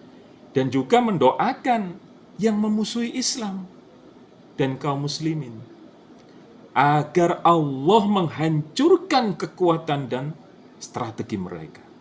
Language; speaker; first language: Indonesian; native; Indonesian